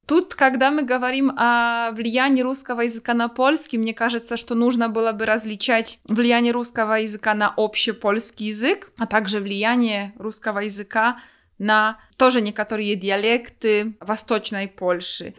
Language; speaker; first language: Russian; non-native, fluent; Polish